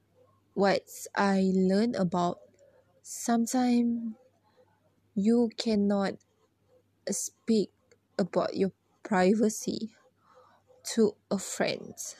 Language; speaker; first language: English; non-native, learner; Malay